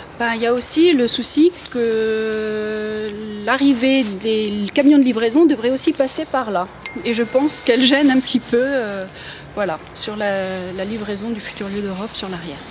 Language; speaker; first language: French; native; French